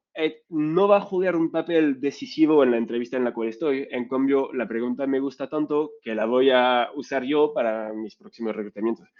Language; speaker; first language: Spanish; non-native, fluent; French